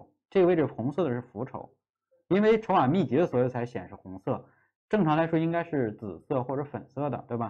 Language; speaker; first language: Chinese; native; Chinese